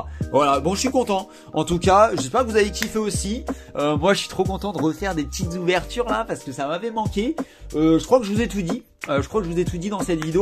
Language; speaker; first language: French; native; French